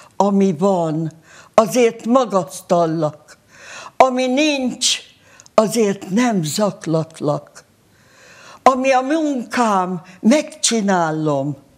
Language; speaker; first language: Hungarian; native; Hungarian